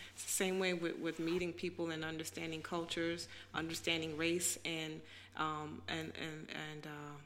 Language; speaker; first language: English; native; English